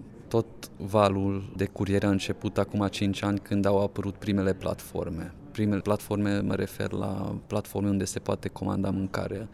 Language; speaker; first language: Romanian; non-native, local second language; Hungarian